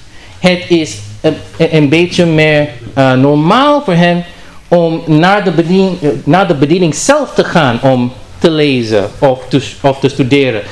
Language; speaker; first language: Dutch; non-native, learner; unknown